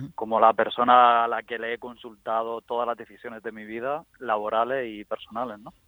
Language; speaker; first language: Spanish; native; Spanish